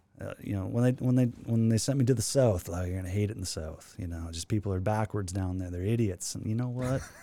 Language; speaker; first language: English; native; English